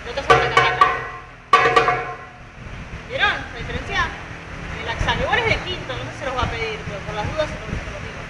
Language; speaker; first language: Spanish; native; Spanish